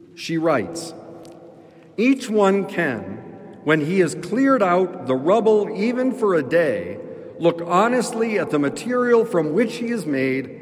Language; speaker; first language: English; native; English